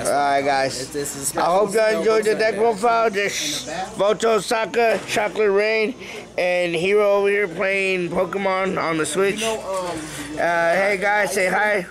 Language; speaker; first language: English; native; English